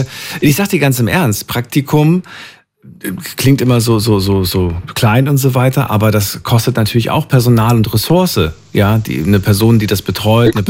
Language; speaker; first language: German; native; German